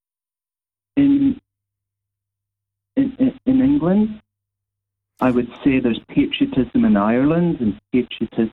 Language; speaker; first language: English; native; English